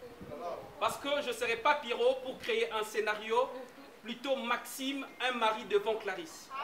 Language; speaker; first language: French; non-native, local second language; Lingala